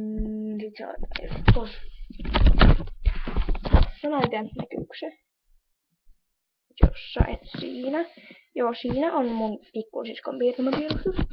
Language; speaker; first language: Finnish; native; Finnish